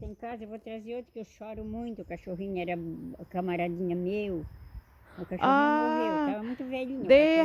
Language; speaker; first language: Portuguese; native; Portuguese